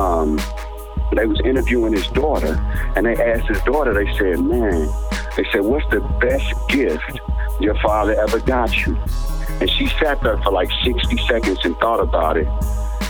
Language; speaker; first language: English; native; English